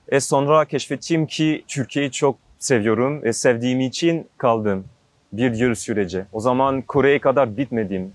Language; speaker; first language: Turkish; non-native, learner; French